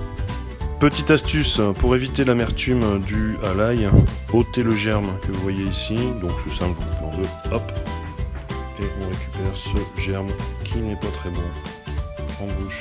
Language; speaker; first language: French; native; French